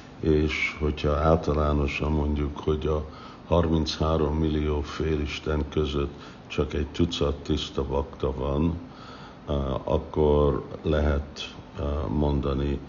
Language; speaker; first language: Hungarian; non-native, fluent; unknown